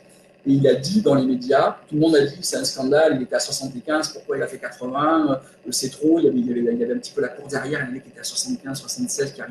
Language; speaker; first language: French; native; French